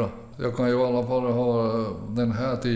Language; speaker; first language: Swedish; early bilingual, other home language; Finnish